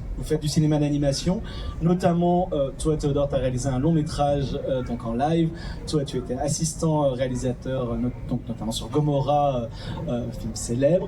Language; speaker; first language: French; native; French